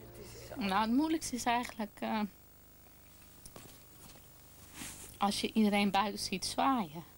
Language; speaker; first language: Dutch; native; Dutch